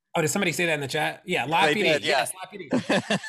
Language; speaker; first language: English; native; English